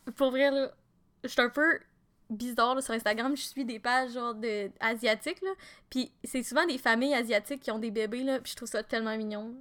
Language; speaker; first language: French; native; French